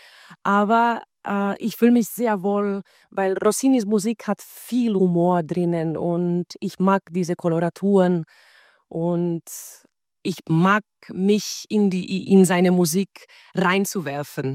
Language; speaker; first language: German; non-native, fluent; Spanish